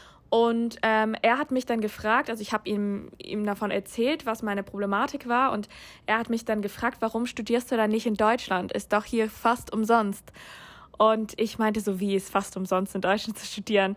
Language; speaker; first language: German; non-native, fluent; English